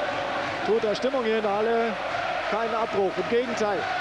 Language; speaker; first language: German; native; German